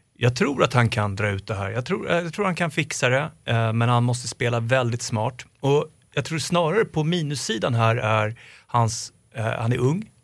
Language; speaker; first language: Swedish; native; Swedish